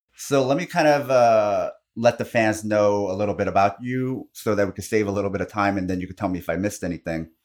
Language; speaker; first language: English; non-native, fluent; Korean